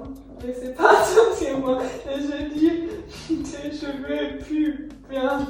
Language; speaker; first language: French; non-native, learner; German